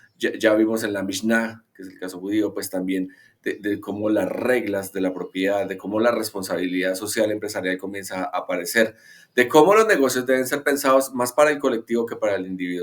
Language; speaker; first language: Spanish; native; Spanish